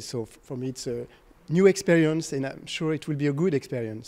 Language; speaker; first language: English; non-native, fluent; French